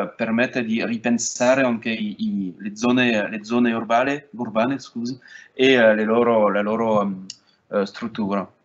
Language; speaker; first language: Italian; non-native, fluent; French